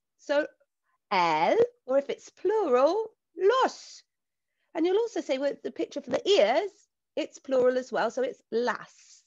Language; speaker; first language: English; native; English